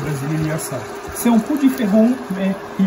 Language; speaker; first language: French; non-native, learner; Portuguese